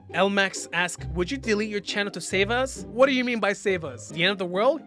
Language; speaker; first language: English; native; English